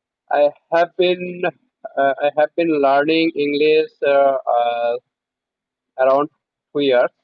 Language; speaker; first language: English; non-native, learner; Bangla